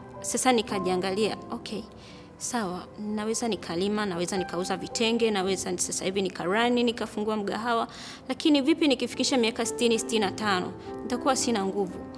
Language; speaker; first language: Swahili; native; Swahili